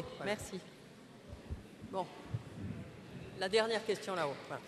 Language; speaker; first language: French; native; French